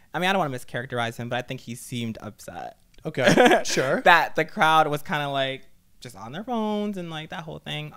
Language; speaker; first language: English; native; English